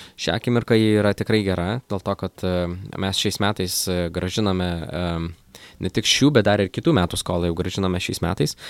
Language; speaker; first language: Lithuanian; native; Lithuanian